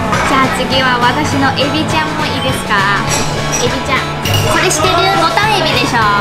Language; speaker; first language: Japanese; early bilingual, heritage; Chinese